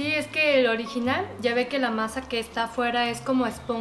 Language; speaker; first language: Spanish; non-native, fluent; Korean